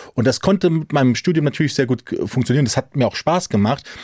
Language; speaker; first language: German; native; German